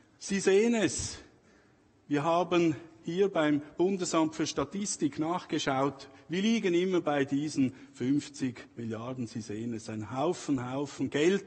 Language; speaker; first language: German; native; German